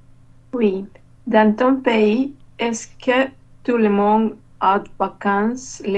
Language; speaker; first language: French; non-native, learner; Spanish